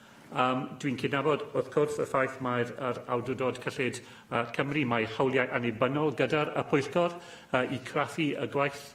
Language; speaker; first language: Welsh; non-native, local second language; English